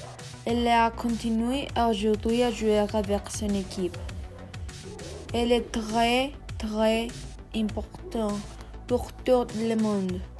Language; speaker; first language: French; non-native, learner; Spanish